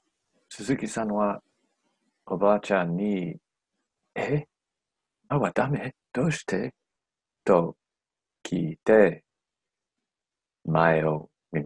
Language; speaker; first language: Japanese; non-native, learner; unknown